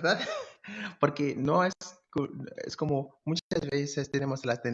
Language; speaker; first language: Spanish; non-native, fluent; English